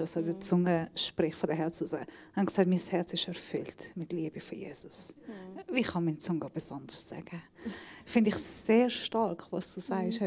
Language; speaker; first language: German; non-native, fluent; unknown